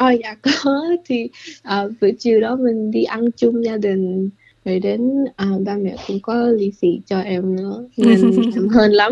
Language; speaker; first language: Vietnamese; early bilingual, heritage; English